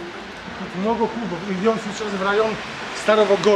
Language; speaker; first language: Russian; non-native, learner; Polish